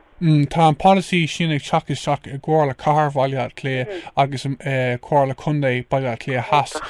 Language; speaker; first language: Irish; non-native, local second language; English